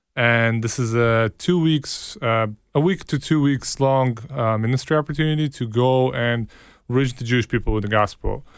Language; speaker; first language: English; early bilingual, other home language; Hebrew